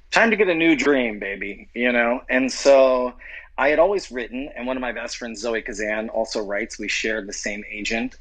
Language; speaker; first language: English; native; English